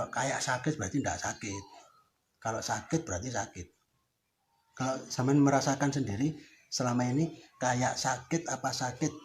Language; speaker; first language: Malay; non-native, local second language; Javanese